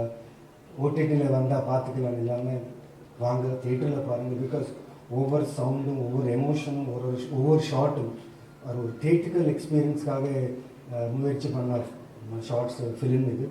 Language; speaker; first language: Tamil; non-native, fluent; Telugu